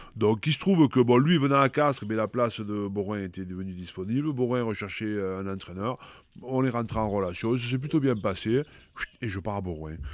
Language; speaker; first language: French; native; French